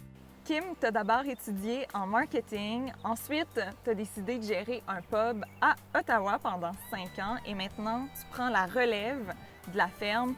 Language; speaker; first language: French; native; French